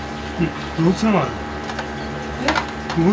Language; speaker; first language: Japanese; native; Japanese